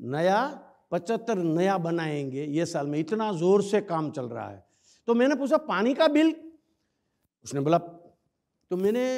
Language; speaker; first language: Hindi; non-native, local second language; Gujarati